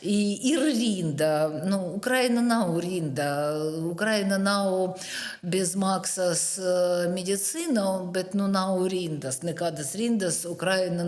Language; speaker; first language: Latvian; non-native, learner; Russian